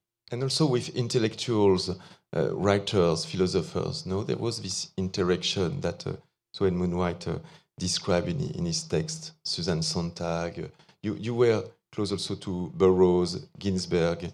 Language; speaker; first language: English; non-native, fluent; French